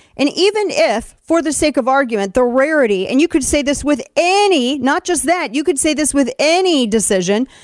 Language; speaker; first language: English; native; English